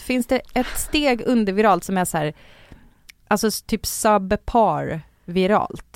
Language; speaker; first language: Swedish; native; Swedish